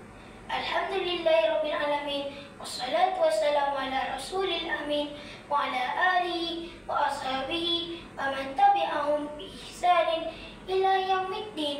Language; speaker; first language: Arabic; non-native, learner; Malay